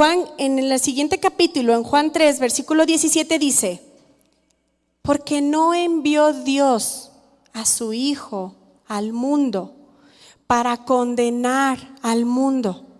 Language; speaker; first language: Spanish; native; Spanish